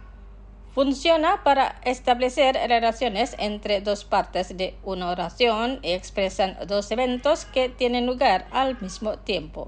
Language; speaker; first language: Spanish; non-native, fluent; Indonesian